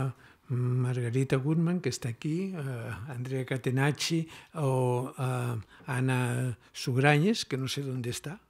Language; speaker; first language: Spanish; non-native, local second language; Catalan